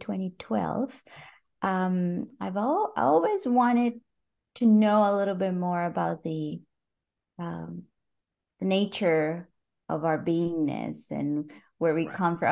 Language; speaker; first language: English; non-native, fluent; Spanish